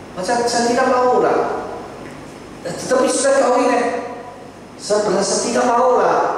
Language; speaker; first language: Malay; non-native, local second language; Chinese